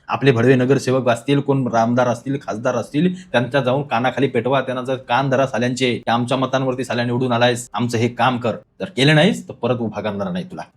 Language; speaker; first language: Marathi; native; Marathi